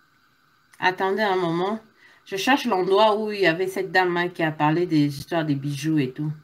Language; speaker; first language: French; non-native, local second language; Lingala